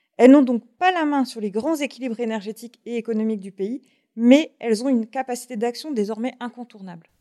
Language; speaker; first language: French; native; French